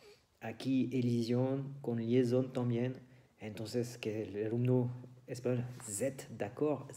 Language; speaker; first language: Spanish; non-native, fluent; French